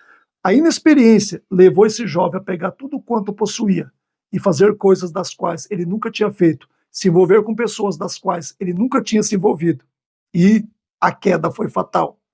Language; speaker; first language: Portuguese; native; Portuguese